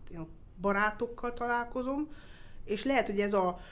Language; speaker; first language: Hungarian; early bilingual, heritage; Hungarian